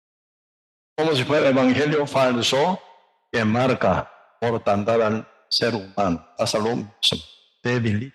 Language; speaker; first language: Spanish; non-native, learner; Korean